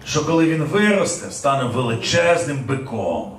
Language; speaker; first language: Ukrainian; native; Ukrainian